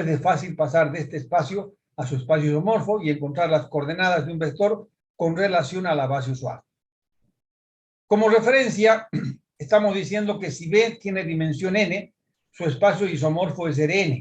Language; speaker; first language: Spanish; native; Spanish